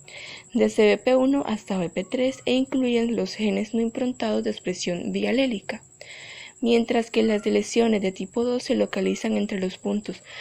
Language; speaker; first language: Spanish; native; Spanish